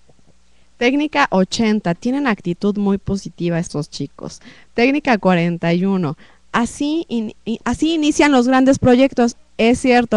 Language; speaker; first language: Spanish; native; Spanish